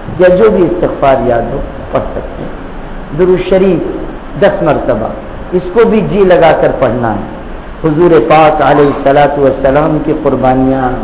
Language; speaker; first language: Urdu; native; Urdu